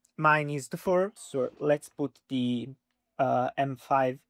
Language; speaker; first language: English; non-native, fluent; Italian